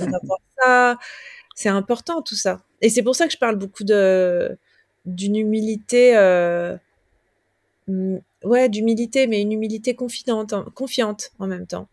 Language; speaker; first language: French; native; French